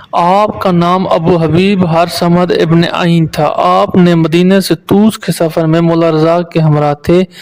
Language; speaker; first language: Urdu; native; Urdu